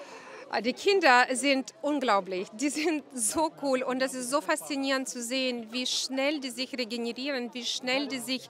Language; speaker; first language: German; non-native, fluent; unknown